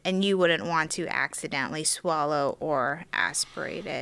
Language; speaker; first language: English; native; English